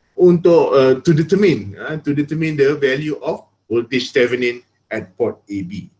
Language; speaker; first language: English; non-native, local second language; Malay